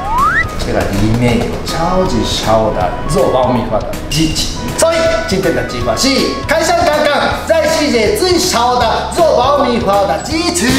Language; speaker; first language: Chinese; non-native, learner; Japanese